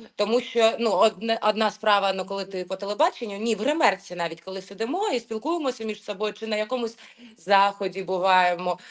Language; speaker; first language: Ukrainian; non-native, local second language; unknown